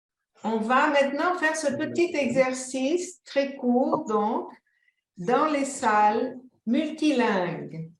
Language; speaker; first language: French; non-native, fluent; Italian